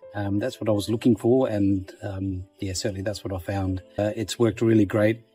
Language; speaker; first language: English; native; English